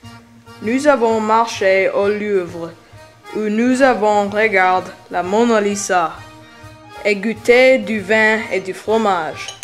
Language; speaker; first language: French; non-native, learner; English